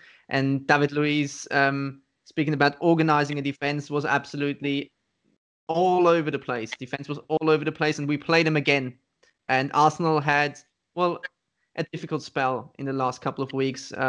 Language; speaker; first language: English; non-native, fluent; German